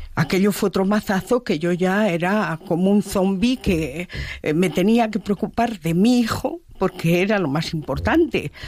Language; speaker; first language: Spanish; native; Spanish